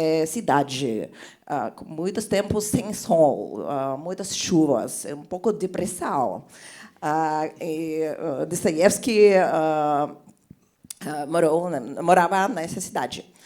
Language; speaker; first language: Portuguese; non-native, fluent; Russian